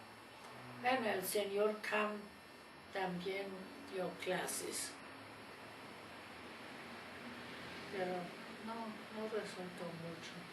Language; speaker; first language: Spanish; non-native, fluent; German